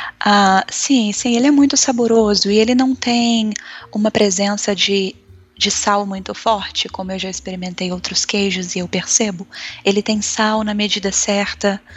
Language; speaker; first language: Portuguese; native; Portuguese